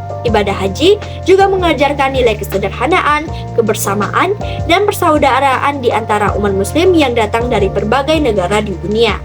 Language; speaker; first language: Indonesian; native; Indonesian